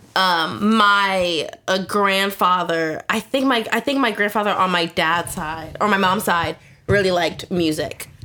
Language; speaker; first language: English; native; English